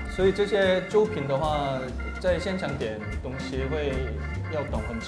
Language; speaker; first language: Chinese; non-native, fluent; Korean